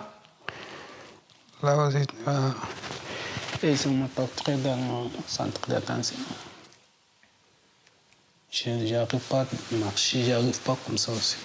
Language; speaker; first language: French; non-native, learner; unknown